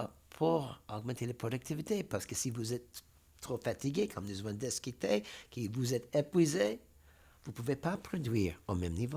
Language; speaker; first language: French; non-native, fluent; English